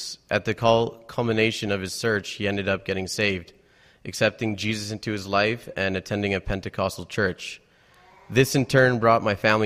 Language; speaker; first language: English; native; English